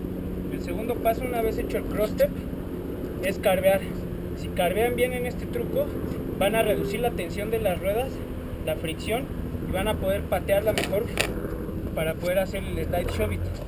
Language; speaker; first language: Spanish; native; Spanish